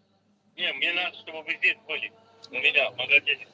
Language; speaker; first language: Russian; non-native, fluent; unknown